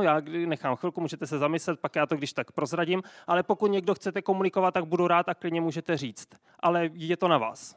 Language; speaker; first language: Czech; native; Czech